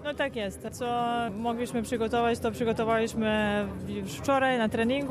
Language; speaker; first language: Polish; non-native, fluent; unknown